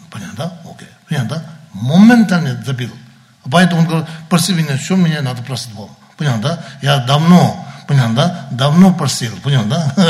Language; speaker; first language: Russian; non-native, learner; Tibetan